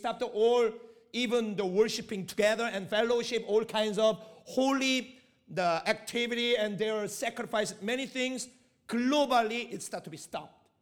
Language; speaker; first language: English; non-native, fluent; Korean